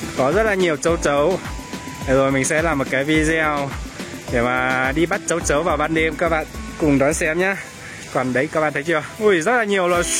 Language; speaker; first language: Vietnamese; non-native, local second language; Iu Mien